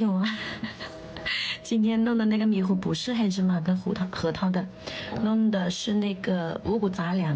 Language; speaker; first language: Chinese; native; Chinese